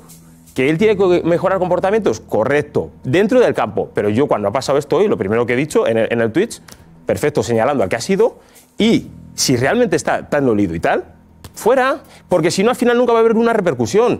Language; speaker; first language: Spanish; native; Spanish